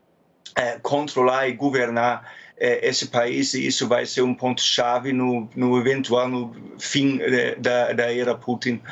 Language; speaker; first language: Portuguese; non-native, fluent; German